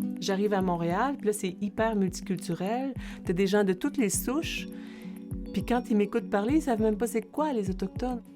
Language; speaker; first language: French; native; French